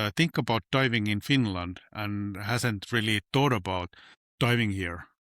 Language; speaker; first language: English; non-native, fluent; Finnish